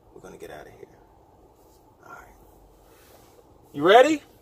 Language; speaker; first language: English; native; English